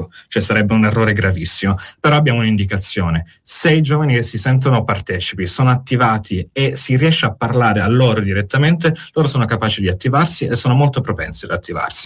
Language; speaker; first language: Italian; native; Italian